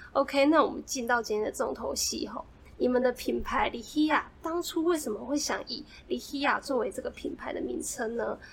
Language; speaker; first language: Chinese; native; Chinese